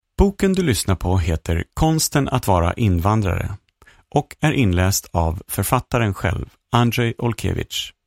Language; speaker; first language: Swedish; native; Swedish